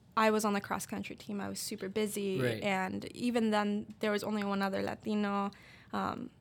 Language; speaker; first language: English; native; English